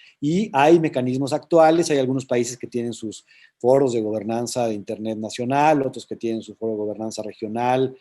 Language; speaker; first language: Spanish; native; Spanish